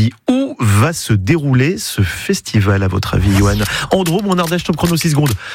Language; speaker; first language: French; native; French